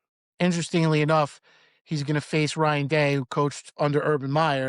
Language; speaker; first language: English; native; English